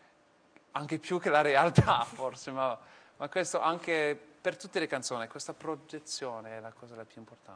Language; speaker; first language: Italian; non-native, fluent; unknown